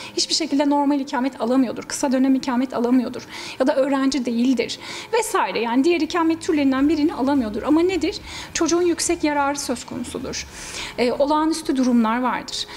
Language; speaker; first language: Turkish; native; Turkish